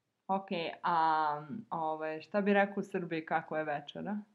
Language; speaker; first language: Serbian; native; Serbian